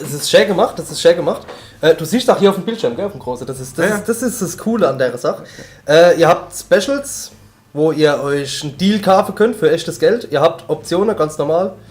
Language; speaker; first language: German; native; German